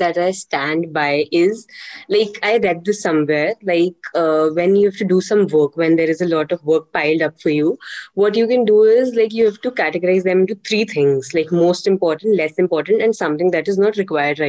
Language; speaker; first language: English; non-native, local second language; Hindi